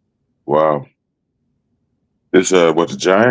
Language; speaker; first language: English; native; English